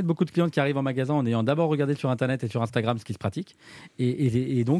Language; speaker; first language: French; native; French